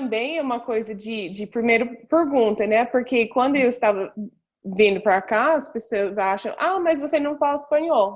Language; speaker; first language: Portuguese; non-native, fluent; English